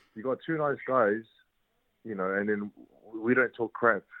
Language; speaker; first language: English; native; English